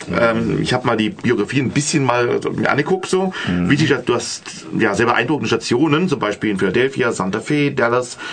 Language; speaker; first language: German; native; German